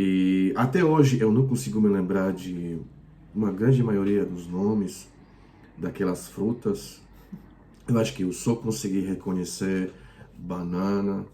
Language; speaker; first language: Portuguese; non-native, fluent; Croatian